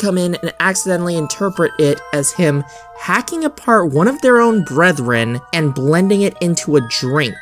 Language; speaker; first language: English; native; English